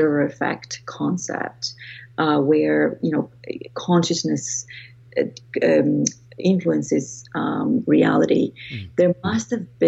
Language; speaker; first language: English; non-native, fluent; Greek